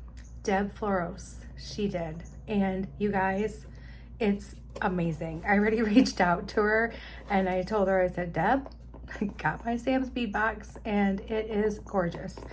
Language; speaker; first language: English; native; English